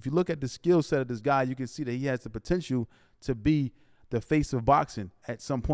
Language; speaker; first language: English; native; English